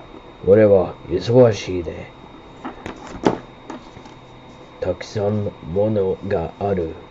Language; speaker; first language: Japanese; non-native, learner; English